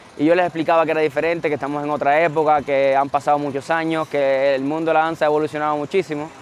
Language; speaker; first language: Spanish; native; Spanish